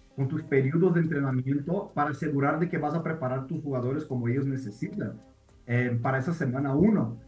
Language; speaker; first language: Spanish; non-native, fluent; Portuguese